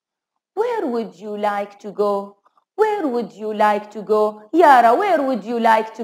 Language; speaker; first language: English; non-native, fluent; Arabic